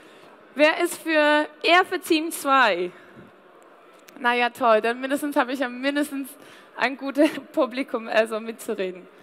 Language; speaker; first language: German; non-native, fluent; English